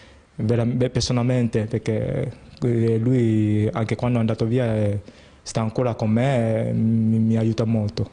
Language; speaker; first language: Italian; non-native, fluent; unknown